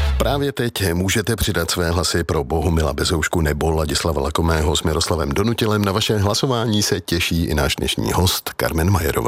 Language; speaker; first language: Czech; native; Czech